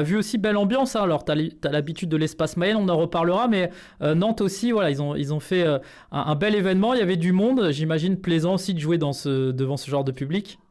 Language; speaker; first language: French; native; French